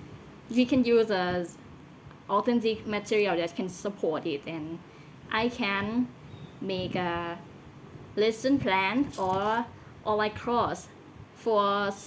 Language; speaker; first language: English; non-native, learner; Thai